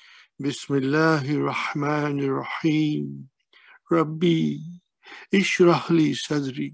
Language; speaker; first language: Arabic; non-native, fluent; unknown